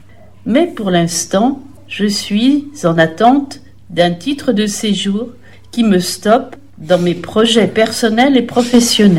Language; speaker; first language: French; native; French